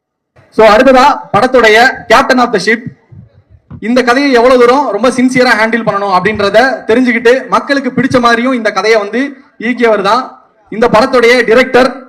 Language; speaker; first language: Tamil; native; Tamil